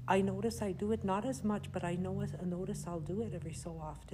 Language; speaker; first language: English; non-native, fluent; Cree